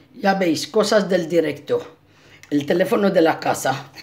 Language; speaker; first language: Spanish; non-native, fluent; Arabic